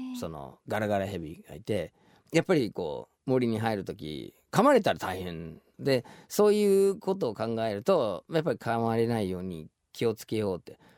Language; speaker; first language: Japanese; non-native, fluent; English